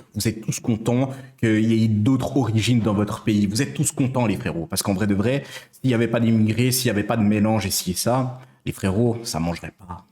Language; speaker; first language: French; native; French